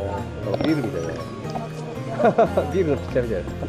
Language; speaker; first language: Japanese; native; Japanese